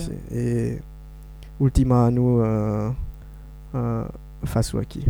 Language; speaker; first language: Portuguese; non-native, learner; Morisyen